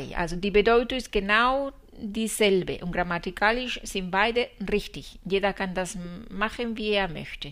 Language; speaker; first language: German; non-native, fluent; Spanish